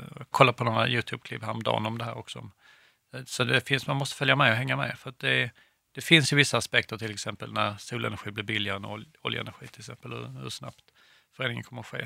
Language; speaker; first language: Swedish; native; Swedish